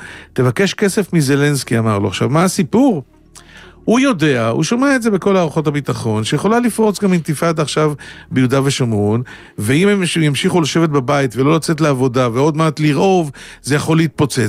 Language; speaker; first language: Hebrew; native; Hebrew